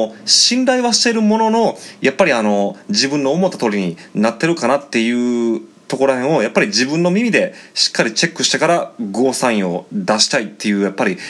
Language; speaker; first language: Japanese; native; Japanese